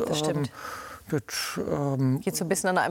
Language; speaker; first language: German; native; German